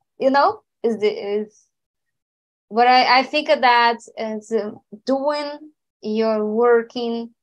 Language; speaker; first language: English; non-native, learner; Portuguese